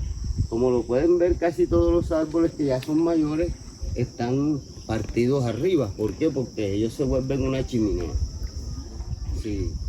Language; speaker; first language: Spanish; native; Spanish